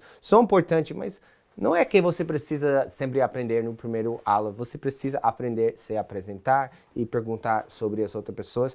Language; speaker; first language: Portuguese; non-native, fluent; English